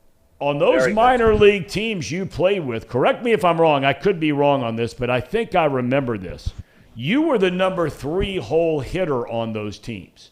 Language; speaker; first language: English; native; English